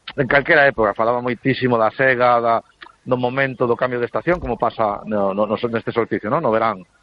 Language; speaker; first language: Galician; native; Galician